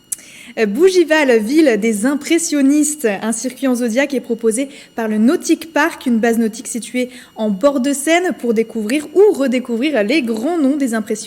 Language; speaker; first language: French; native; French